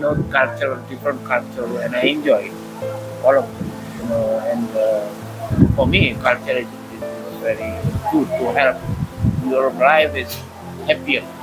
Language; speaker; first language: English; non-native, learner; Indonesian